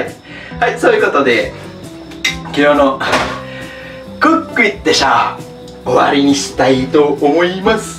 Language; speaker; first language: Japanese; non-native, fluent; Sinhala